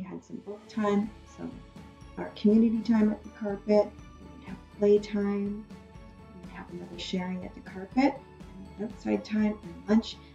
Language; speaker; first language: English; native; English